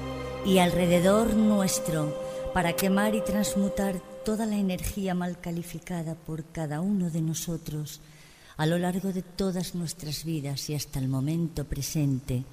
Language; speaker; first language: Spanish; native; Spanish